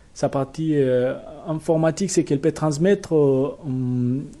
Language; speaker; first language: French; non-native, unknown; Spanish